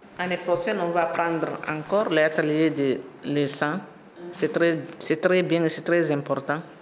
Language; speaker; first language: French; non-native, learner; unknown